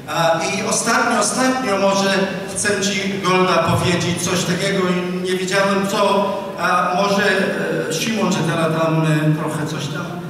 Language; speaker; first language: Polish; non-native, fluent; Hebrew